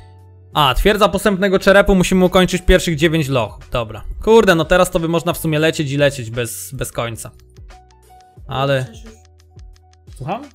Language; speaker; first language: Polish; native; Polish